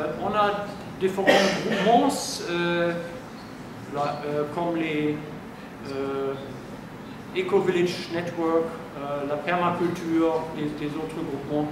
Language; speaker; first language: French; non-native, fluent; German